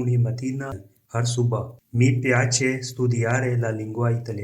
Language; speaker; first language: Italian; non-native, fluent; Urdu